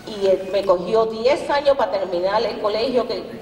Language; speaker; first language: Spanish; early bilingual, heritage; Spanish